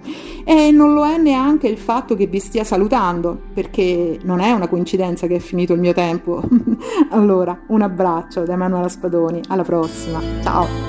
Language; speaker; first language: Italian; native; Italian